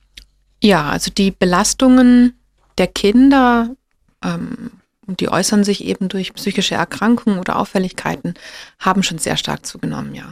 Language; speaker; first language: German; native; German